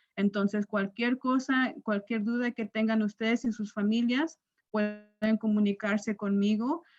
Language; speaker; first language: Spanish; early bilingual, other home language; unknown